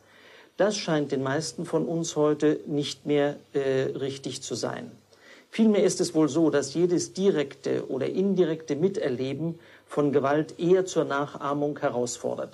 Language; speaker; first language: German; native; German